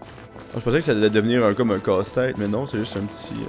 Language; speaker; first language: French; native; French